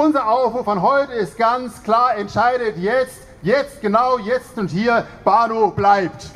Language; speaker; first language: German; native; German